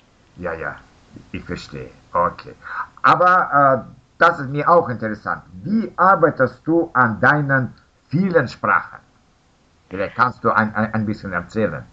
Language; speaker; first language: German; non-native, fluent; Russian